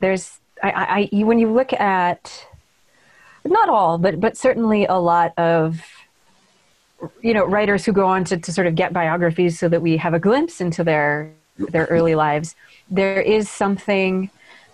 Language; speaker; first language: English; native; English